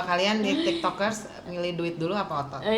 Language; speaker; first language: Indonesian; native; Indonesian